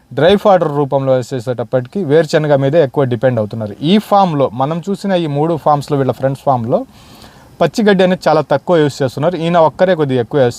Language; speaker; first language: Telugu; non-native, local second language; Urdu